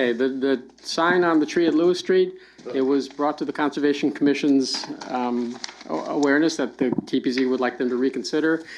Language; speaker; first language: English; native; English